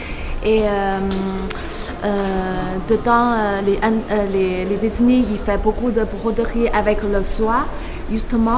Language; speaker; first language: French; non-native, learner; Chinese